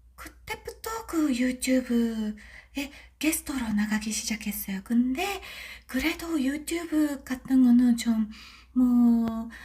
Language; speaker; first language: Korean; non-native, learner; Japanese